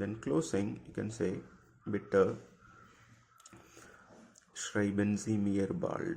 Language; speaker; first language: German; non-native, fluent; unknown